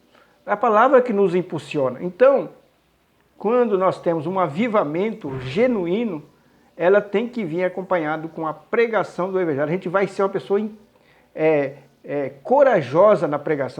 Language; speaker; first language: Portuguese; native; Portuguese